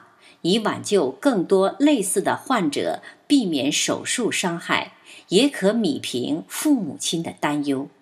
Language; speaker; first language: Chinese; native; Chinese